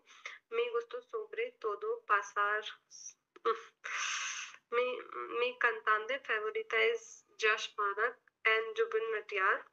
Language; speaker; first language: Spanish; non-native, learner; Hindi